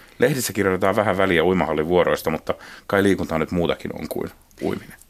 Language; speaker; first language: Finnish; native; Finnish